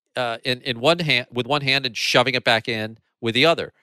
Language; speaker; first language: English; native; English